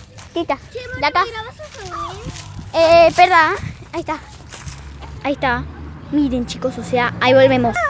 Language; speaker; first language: Spanish; native; Spanish